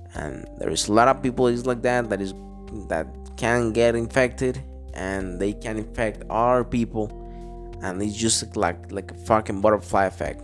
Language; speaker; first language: English; non-native, fluent; Spanish